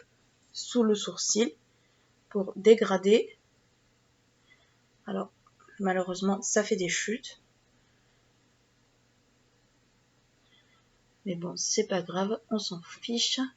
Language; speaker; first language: French; native; French